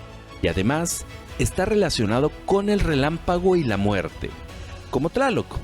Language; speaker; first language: Spanish; native; Spanish